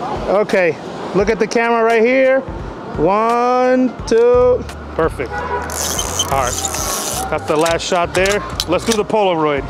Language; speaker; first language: English; native; English